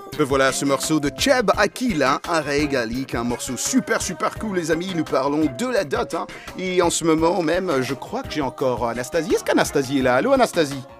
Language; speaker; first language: French; non-native, local second language; Bambara